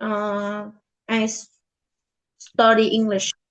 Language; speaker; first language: English; non-native, learner; Vietnamese